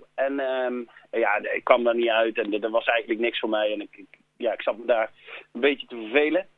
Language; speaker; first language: Dutch; native; Dutch